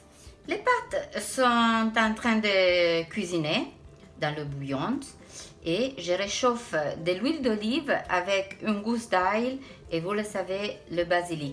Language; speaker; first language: French; non-native, fluent; Italian